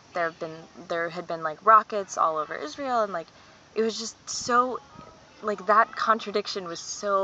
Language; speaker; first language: English; native; English